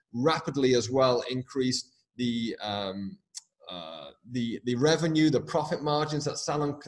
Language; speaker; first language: English; native; English